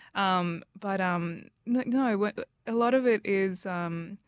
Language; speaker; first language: English; native; English